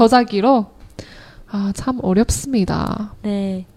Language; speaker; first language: Korean; non-native, fluent; Chinese